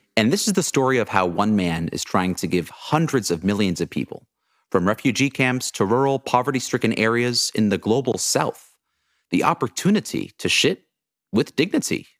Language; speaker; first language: English; native; English